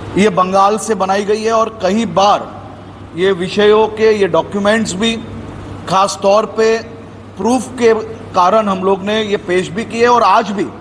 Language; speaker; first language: Hindi; non-native, local second language; Gujarati